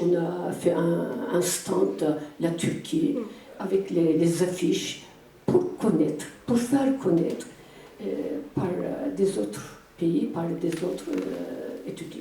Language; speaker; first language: French; non-native, fluent; Turkish